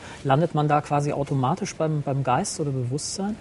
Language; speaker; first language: German; native; German